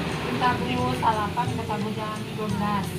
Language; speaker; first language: Sundanese; non-native, local second language; Indonesian